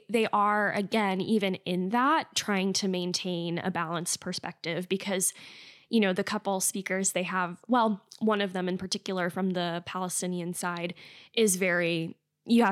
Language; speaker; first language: English; native; English